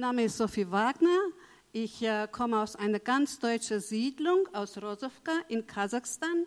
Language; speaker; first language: German; early bilingual, heritage; German